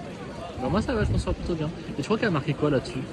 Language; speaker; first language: French; native; French